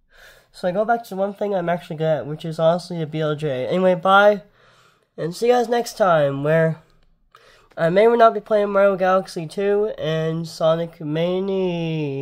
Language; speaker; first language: English; native; English